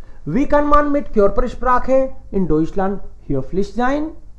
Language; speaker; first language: German; non-native, fluent; Hindi